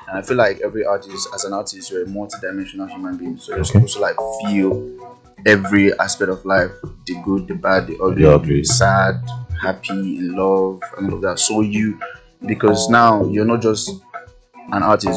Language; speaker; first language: English; non-native, local second language; Igbo